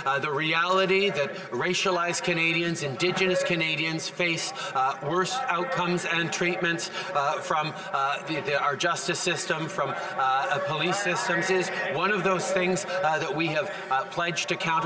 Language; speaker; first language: English; early bilingual, other home language; French